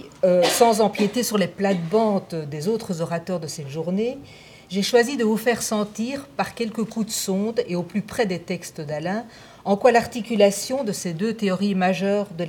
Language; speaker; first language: French; native; French